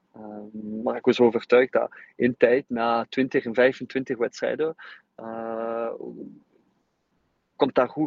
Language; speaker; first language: Dutch; non-native, fluent; English